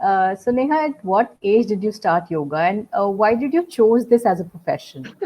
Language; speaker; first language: English; non-native, local second language; Hindi